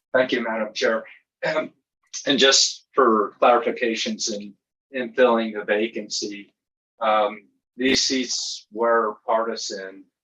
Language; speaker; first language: English; native; English